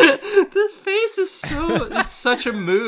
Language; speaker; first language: English; native; English